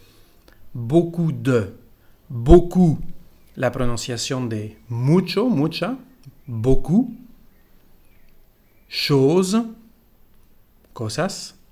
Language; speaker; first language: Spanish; non-native, fluent; French